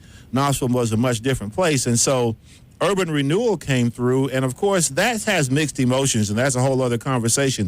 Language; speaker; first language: English; native; English